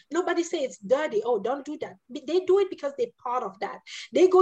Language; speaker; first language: English; non-native, local second language; French